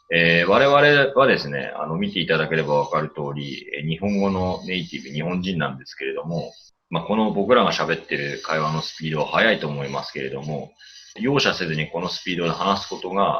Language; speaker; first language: Japanese; native; Japanese